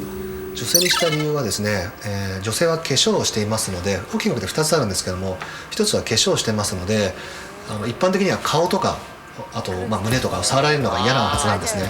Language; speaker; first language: Japanese; native; Japanese